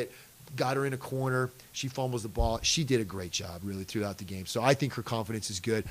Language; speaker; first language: English; native; English